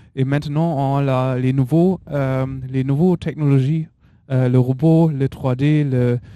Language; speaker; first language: French; non-native, learner; German